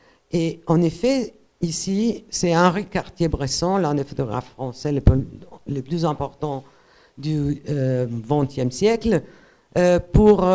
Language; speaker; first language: French; non-native, fluent; Italian